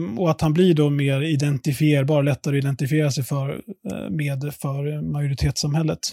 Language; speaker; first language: Swedish; native; Swedish